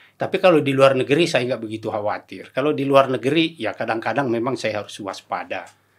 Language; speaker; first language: Indonesian; native; Indonesian